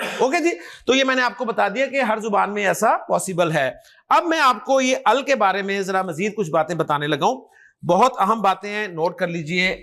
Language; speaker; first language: Urdu; non-native, local second language; Punjabi